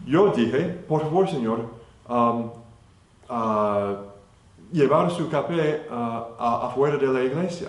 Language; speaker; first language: Spanish; non-native, fluent; English